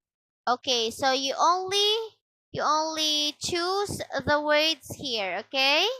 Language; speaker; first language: English; non-native, local second language; Filipino